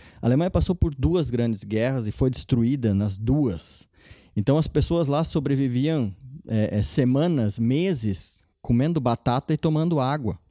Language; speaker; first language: Portuguese; non-native, local second language; German